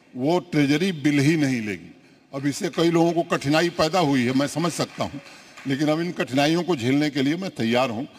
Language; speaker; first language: Hindi; native; Hindi